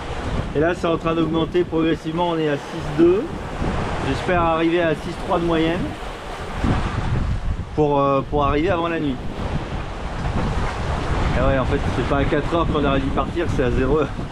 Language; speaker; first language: French; native; French